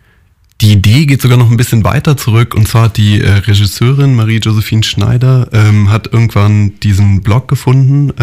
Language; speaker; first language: German; native; German